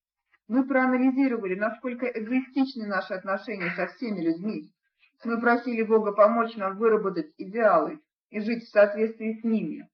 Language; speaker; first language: Russian; native; Russian